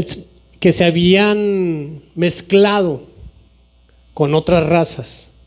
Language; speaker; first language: Spanish; native; Spanish